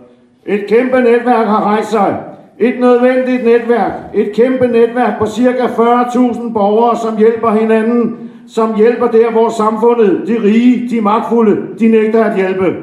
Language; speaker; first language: Danish; native; Danish